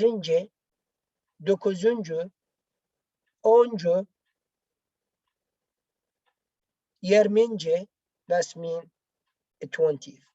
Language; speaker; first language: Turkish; non-native, learner; Arabic